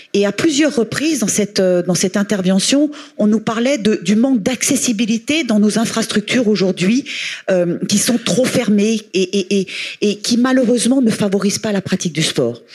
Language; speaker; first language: French; native; French